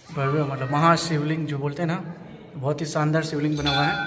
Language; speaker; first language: Hindi; non-native, local second language; Gujarati